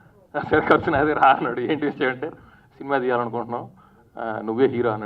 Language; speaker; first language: Telugu; native; Telugu